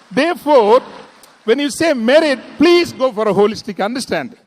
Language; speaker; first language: English; non-native, local second language; Tamil